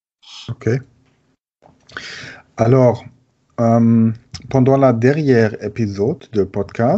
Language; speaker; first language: French; non-native, learner; German